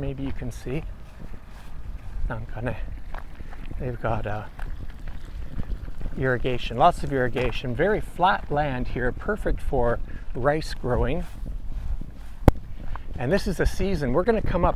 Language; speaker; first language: English; native; English